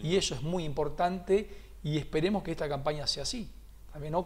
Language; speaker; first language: Spanish; native; Spanish